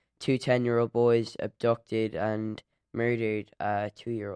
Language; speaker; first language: English; native; English